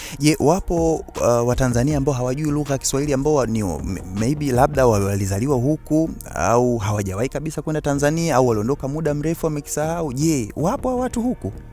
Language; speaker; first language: Swahili; native; Swahili